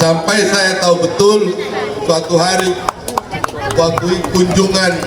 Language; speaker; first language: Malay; non-native, local second language; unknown